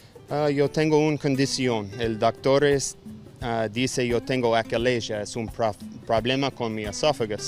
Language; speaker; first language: Spanish; non-native, learner; English